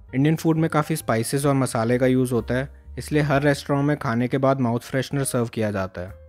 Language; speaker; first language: Hindi; native; Hindi